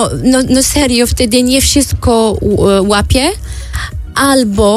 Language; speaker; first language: Polish; non-native, learner; Arabic